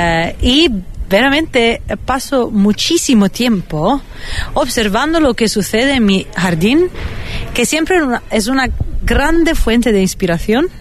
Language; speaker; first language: Spanish; non-native, fluent; Italian